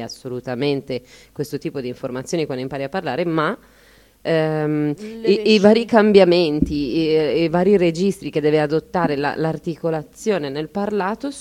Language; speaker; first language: Italian; native; Italian